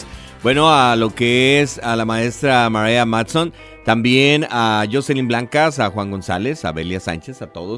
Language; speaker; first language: Spanish; native; Spanish